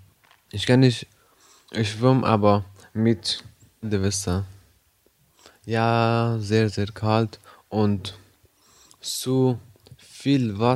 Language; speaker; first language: German; non-native, learner; Persian